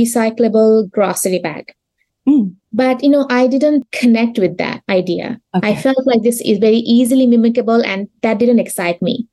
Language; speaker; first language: English; non-native, local second language; Bangla